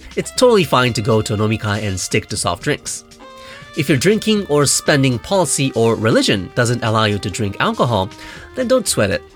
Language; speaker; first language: English; non-native, fluent; Japanese